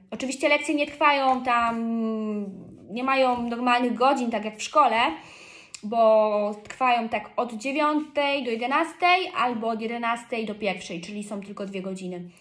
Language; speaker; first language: Polish; early bilingual, heritage; Polish